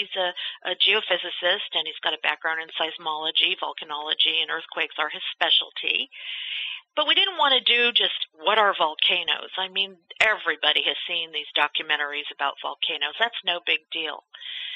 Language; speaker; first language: English; native; English